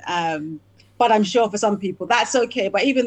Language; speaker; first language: English; native; English